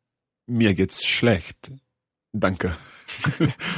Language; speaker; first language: German; non-native, learner; English